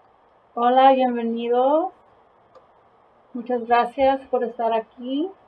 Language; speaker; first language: Spanish; early bilingual, heritage; Spanish